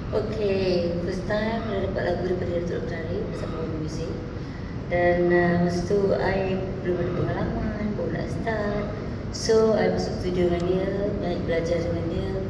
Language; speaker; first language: Malay; native; Malay